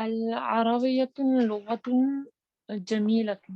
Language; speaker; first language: Arabic; non-native, learner; Urdu